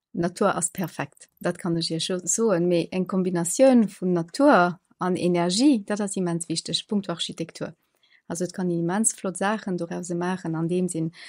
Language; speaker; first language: Luxembourgish; early bilingual, other home language; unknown